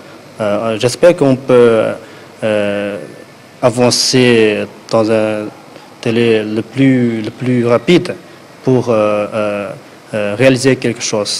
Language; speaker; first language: French; non-native, fluent; Chinese